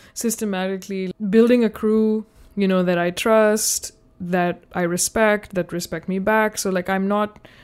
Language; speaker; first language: English; non-native, local second language; Urdu